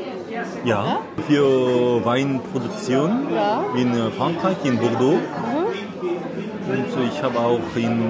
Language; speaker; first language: German; non-native, fluent; Korean